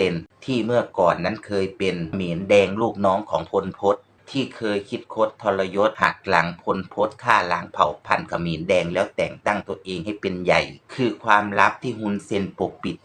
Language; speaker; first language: Thai; native; Thai